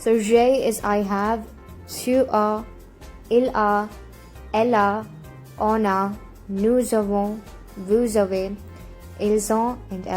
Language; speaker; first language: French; non-native, fluent; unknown